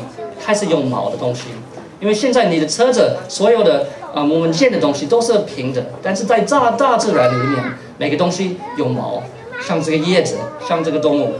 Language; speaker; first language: Chinese; non-native, fluent; English